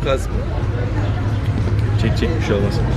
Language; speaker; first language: Turkish; native; Turkish